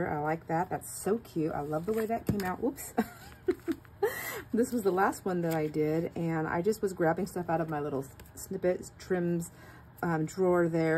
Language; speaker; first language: English; native; English